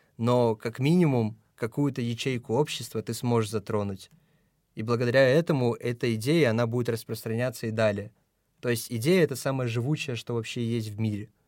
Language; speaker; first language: Russian; non-native, local second language; Tajik